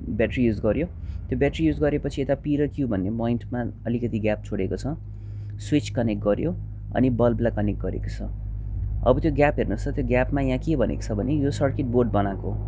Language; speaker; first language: Nepali; non-native, local second language; Hindi